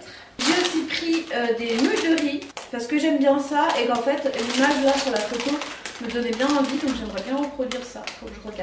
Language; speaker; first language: French; native; French